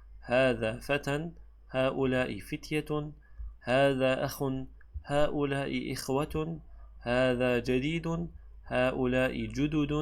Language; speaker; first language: Arabic; non-native, fluent; Turkish